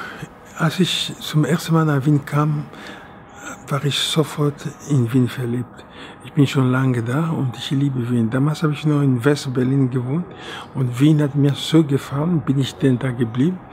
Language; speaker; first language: German; non-native, fluent; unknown